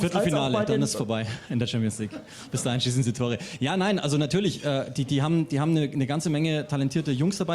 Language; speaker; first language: German; native; German